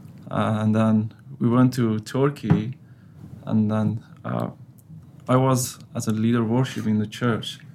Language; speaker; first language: English; non-native, learner; Persian